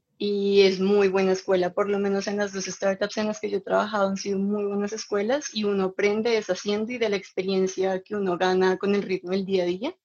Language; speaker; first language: Spanish; native; Spanish